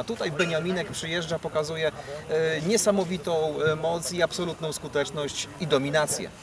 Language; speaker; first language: Polish; native; Polish